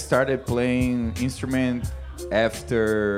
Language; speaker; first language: English; non-native, fluent; Portuguese